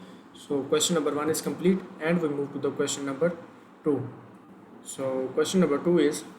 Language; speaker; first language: English; non-native, learner; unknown